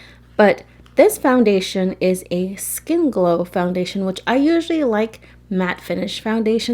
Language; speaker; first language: English; native; English